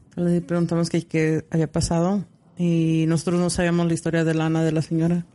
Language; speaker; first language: Spanish; early bilingual, heritage; Spanish